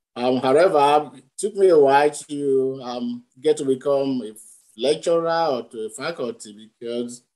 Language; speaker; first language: English; non-native, local second language; Yoruba